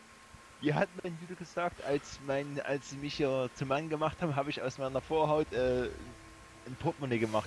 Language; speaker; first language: German; native; German